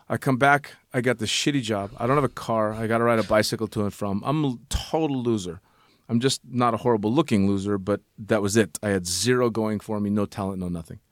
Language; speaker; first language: English; native; English